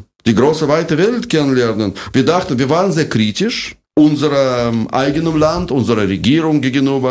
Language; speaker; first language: German; non-native, fluent; Russian